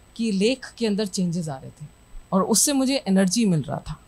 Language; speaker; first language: Hindi; native; Hindi